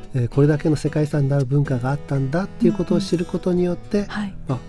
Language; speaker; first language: Japanese; native; Japanese